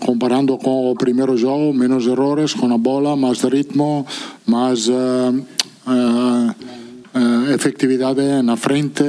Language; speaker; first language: Portuguese; non-native, learner; Italian